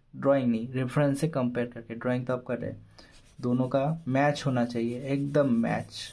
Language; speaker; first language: Hindi; non-native, local second language; Bangla